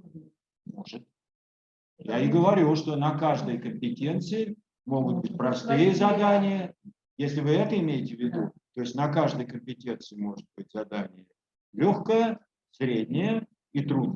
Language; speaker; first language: Russian; native; Russian